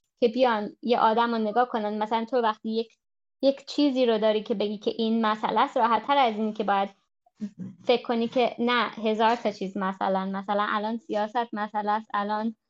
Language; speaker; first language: Persian; early bilingual, heritage; Persian